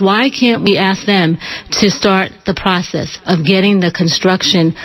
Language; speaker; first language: English; native; English